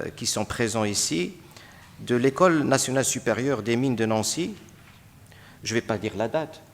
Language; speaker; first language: French; non-native, local second language; Arabic